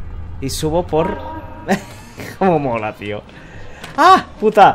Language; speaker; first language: Spanish; native; Spanish